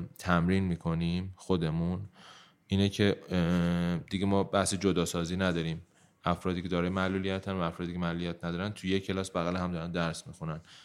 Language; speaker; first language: Persian; native; Persian